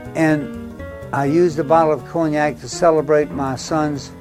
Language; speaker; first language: English; native; English